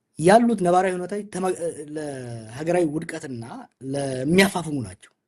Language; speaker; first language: Amharic; non-native, local second language; Oromo